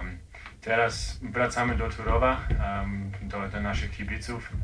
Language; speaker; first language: Polish; early bilingual, heritage; English